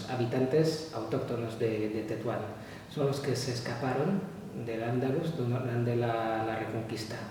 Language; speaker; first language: Spanish; non-native, fluent; Arabic